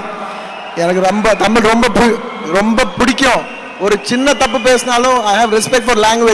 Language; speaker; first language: Tamil; non-native, local second language; Telugu